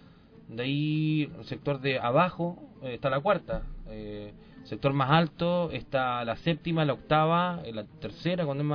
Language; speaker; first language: Spanish; native; Spanish